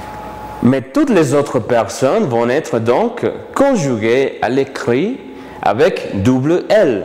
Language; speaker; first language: French; non-native, fluent; Spanish